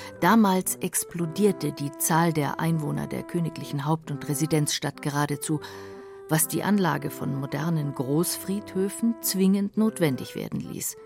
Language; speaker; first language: German; native; German